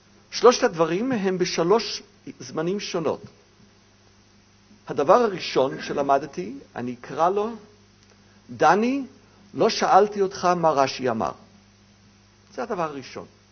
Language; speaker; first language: Hebrew; non-native, fluent; English